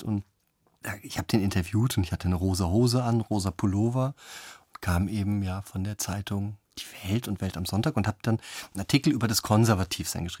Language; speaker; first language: German; native; German